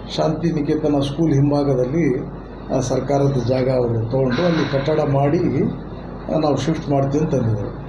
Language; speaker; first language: Kannada; non-native, local second language; Urdu